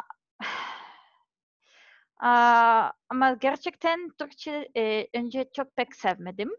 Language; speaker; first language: Turkish; non-native, learner; Serbian